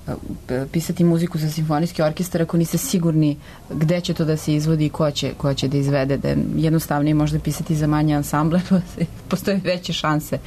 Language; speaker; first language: Serbian; native; Serbian